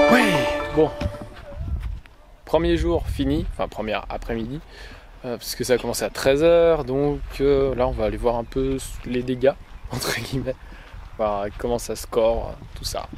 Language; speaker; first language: French; native; French